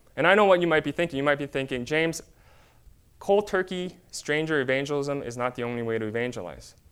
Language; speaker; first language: English; early bilingual, other home language; Korean